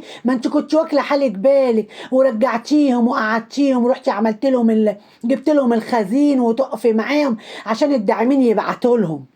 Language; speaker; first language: Arabic; native; Arabic